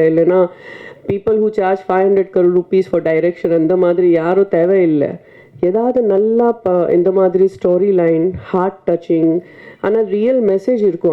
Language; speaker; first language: Tamil; non-native, fluent; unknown